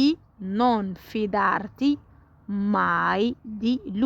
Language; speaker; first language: Italian; non-native, fluent; Arabic